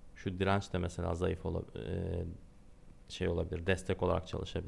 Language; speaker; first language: Turkish; native; Turkish